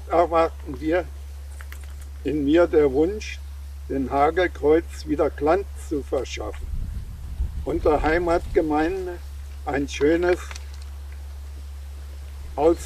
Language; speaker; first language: German; native; German